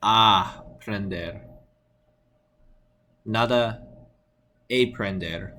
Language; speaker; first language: Spanish; non-native, learner; English